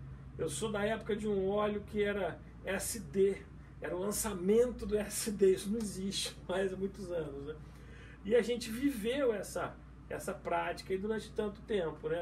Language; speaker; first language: Portuguese; native; Portuguese